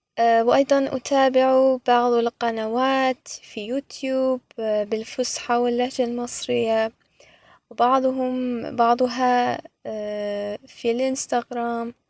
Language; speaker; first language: Arabic; non-native, fluent; Persian